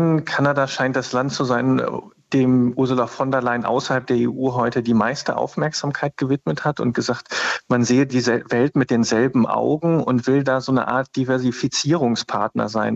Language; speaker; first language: German; native; German